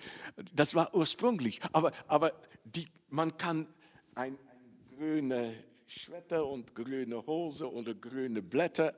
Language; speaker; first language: German; non-native, learner; Dutch